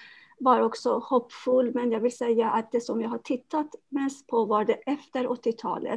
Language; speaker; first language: Swedish; non-native, fluent; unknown